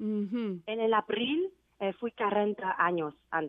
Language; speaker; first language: Spanish; non-native, learner; Vietnamese